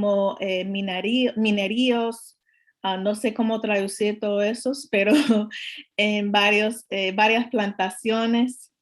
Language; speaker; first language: Spanish; non-native, learner; English